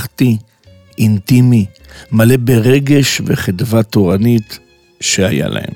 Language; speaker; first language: Hebrew; native; Hebrew